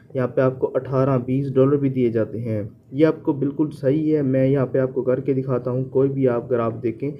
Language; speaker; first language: Urdu; native; Urdu